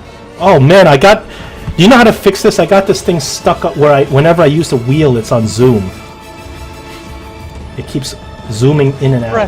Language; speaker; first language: English; native; English